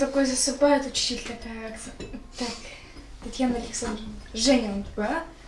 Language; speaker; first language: Russian; native; Russian